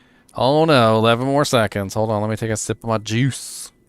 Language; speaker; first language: English; native; English